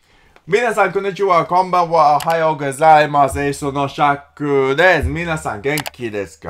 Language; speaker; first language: Japanese; non-native, learner; English